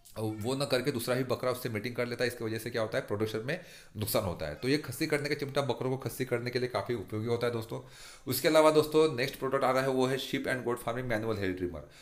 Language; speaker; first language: Hindi; non-native, local second language; Marathi